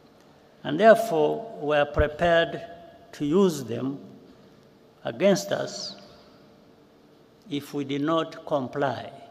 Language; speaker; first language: English; non-native, local second language; Kinyarwanda